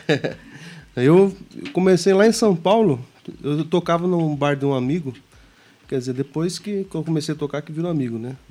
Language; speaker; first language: Portuguese; native; Portuguese